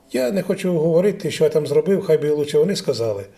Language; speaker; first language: Ukrainian; native; Ukrainian